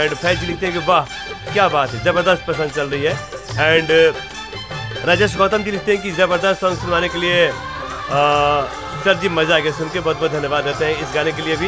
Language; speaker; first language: Hindi; native; Hindi